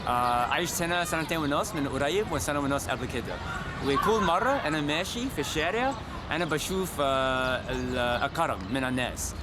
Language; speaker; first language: Arabic; non-native, fluent; English